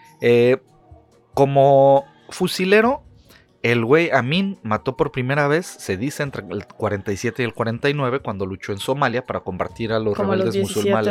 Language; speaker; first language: Spanish; native; Spanish